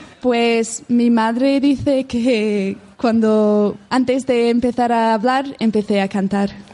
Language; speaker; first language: Spanish; non-native, fluent; English